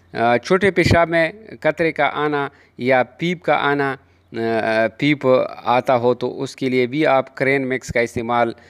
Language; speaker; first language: Urdu; non-native, local second language; Pashto